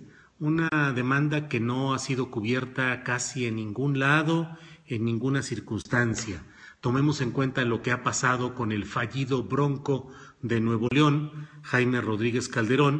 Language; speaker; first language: Spanish; native; Spanish